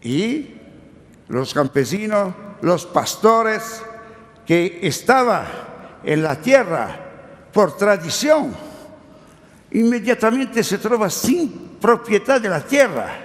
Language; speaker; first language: Spanish; non-native, learner; Italian